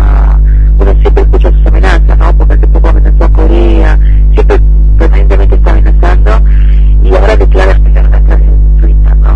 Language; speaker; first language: Spanish; early bilingual, other home language; Arabic